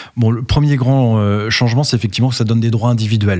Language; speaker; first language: French; native; French